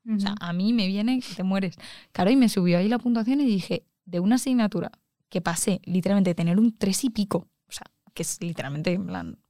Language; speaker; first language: Spanish; native; Spanish